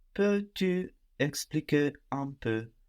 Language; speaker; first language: French; non-native, learner; Spanish